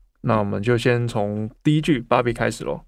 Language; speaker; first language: Chinese; native; Chinese